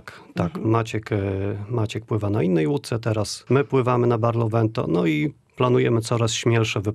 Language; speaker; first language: Polish; native; Polish